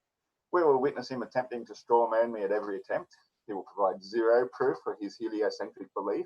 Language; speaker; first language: English; native; English